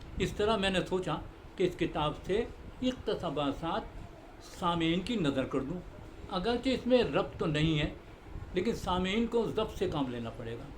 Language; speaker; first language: Urdu; native; Urdu